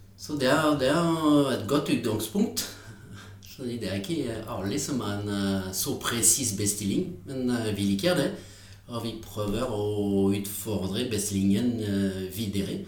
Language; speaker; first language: Norwegian; non-native, fluent; French